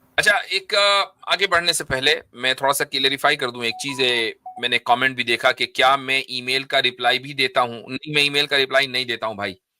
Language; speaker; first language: Urdu; native; Urdu